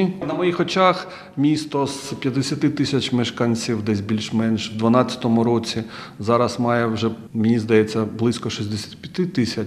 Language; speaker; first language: Ukrainian; non-native, local second language; Russian